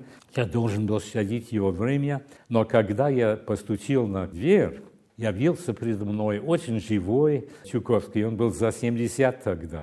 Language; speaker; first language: Russian; non-native, fluent; English